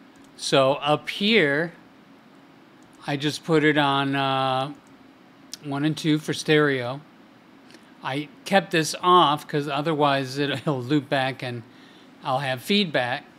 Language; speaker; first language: English; native; English